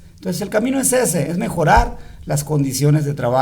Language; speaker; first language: Spanish; native; Spanish